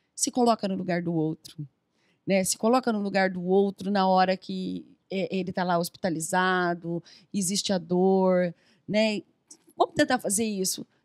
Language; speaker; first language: Portuguese; native; Portuguese